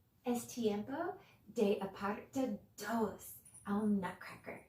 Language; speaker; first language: Spanish; non-native, learner; English